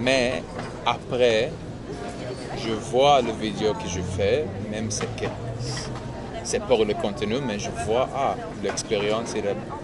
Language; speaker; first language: French; non-native, learner; English